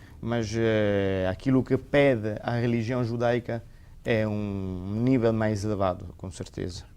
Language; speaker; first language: Portuguese; non-native, fluent; Italian